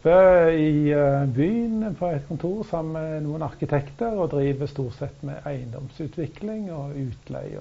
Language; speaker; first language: Norwegian; native; Norwegian